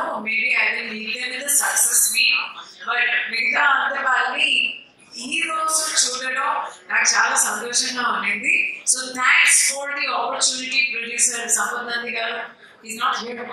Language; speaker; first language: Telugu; non-native, local second language; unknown